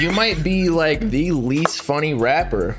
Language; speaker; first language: English; native; English